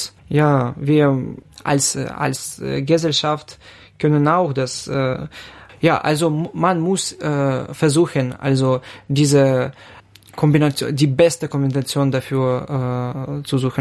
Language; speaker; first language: German; non-native, fluent; Ukrainian